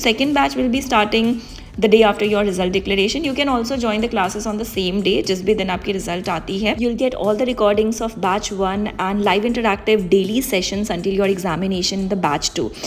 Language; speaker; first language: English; non-native, local second language; Hindi